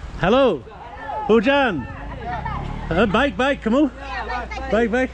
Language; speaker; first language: Indonesian; non-native, learner; English